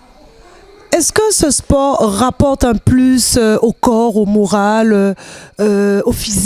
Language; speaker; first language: French; native; French